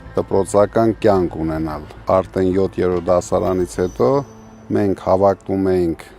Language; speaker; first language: Armenian; native; Armenian